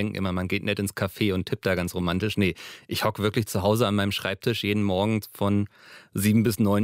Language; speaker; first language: German; native; German